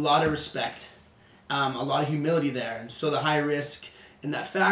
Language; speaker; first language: English; non-native, fluent; Swedish